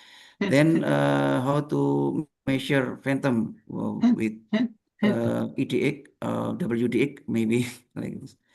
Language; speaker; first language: English; non-native, learner; Indonesian